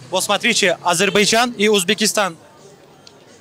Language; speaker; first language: Russian; non-native, local second language; Turkmen